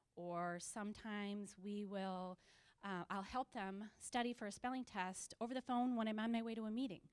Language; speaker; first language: English; native; English